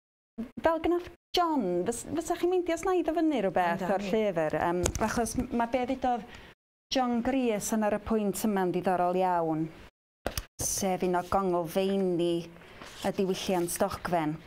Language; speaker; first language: Welsh; native; Welsh